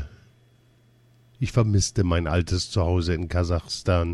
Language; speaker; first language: German; early bilingual, other home language; Russian